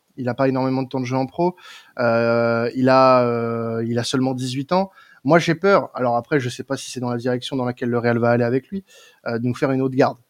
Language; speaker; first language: French; native; French